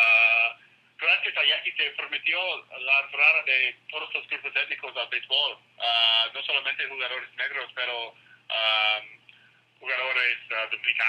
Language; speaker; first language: Spanish; non-native, learner; English